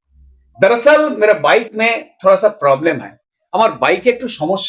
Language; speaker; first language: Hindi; non-native, local second language; Bangla